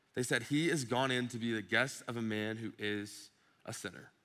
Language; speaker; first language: English; native; English